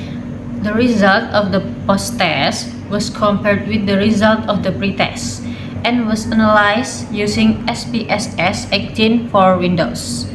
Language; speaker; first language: English; non-native, learner; Indonesian